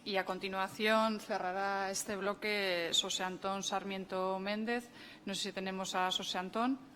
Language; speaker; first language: Spanish; native; Spanish